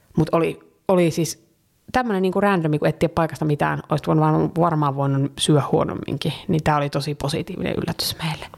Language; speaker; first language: Finnish; early bilingual, heritage; Finnish